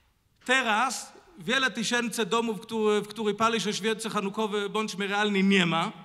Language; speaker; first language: Polish; non-native, fluent; Hebrew